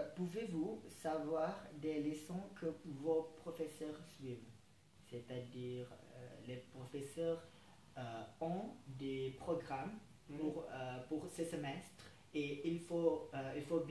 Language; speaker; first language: French; non-native, fluent; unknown